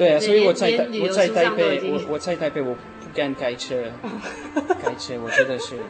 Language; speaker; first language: Chinese; non-native, learner; French